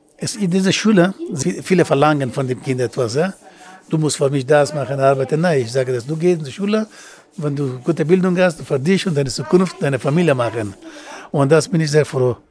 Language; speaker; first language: German; non-native, learner; Persian